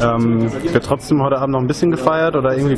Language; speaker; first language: German; native; German